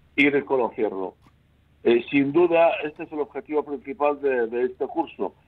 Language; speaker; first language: Spanish; non-native, fluent; Arabic